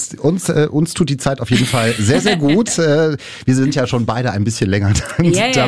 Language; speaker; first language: German; native; German